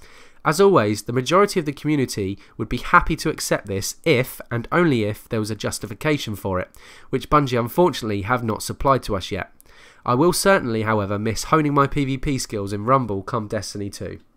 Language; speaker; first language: English; native; English